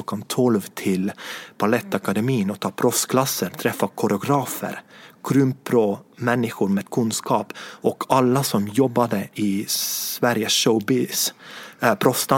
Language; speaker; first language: Swedish; non-native, fluent; Estonian